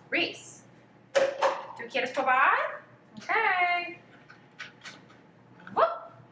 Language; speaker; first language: Spanish; non-native, learner; English